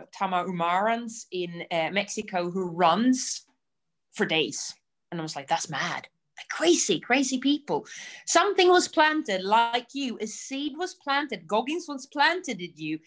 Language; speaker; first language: English; non-native, fluent; Swedish